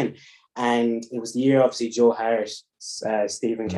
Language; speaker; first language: English; native; English